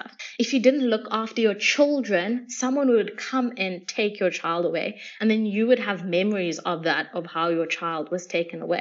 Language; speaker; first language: English; native; English